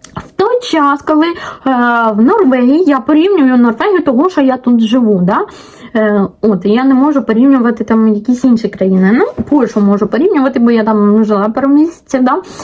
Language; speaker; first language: Ukrainian; non-native, local second language; Russian